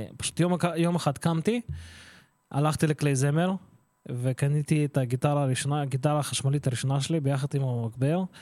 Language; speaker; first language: Hebrew; early bilingual, other home language; Russian